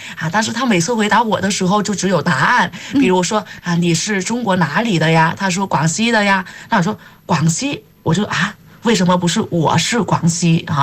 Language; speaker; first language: Chinese; non-native, fluent; Vietnamese